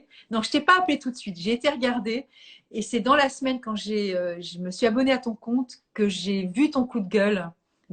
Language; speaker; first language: French; native; French